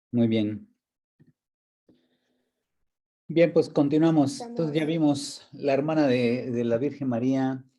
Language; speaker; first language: Spanish; native; Spanish